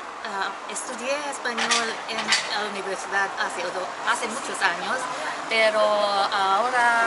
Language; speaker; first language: Spanish; non-native, learner; English